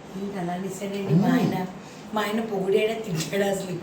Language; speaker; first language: Telugu; native; Telugu